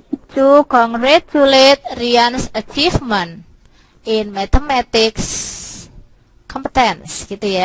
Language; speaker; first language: English; non-native, local second language; Indonesian